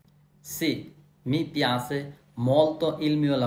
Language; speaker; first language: Italian; non-native, learner; Bangla